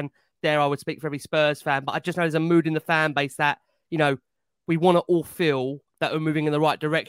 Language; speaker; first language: English; native; English